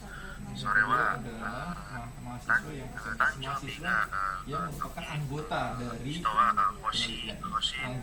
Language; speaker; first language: Japanese; non-native, learner; Indonesian